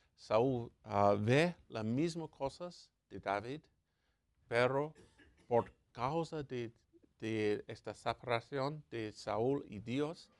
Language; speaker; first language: Spanish; non-native, learner; English